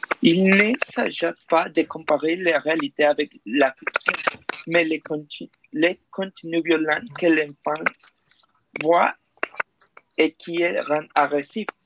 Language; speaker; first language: French; non-native, learner; Spanish